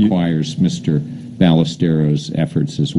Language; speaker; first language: English; native; English